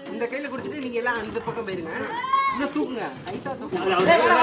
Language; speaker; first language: Tamil; native; Tamil